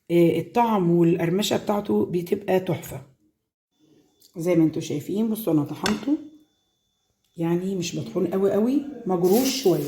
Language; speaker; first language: Arabic; native; Arabic